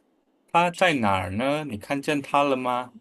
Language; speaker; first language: Chinese; non-native, fluent; Indonesian